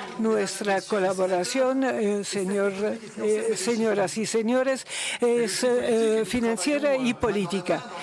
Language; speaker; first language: Spanish; non-native, learner; Luxembourgish